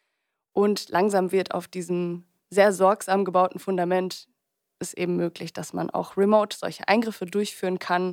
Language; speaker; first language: German; native; German